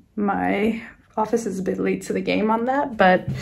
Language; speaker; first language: English; native; English